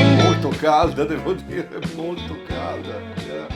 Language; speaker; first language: Italian; non-native, learner; German